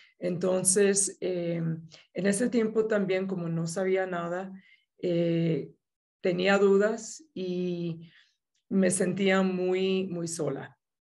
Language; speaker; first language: Spanish; native; Spanish